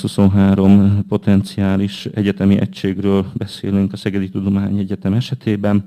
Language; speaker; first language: Hungarian; native; Hungarian